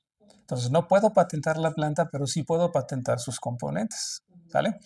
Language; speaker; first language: Spanish; native; Spanish